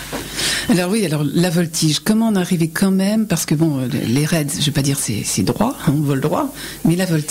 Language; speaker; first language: French; native; French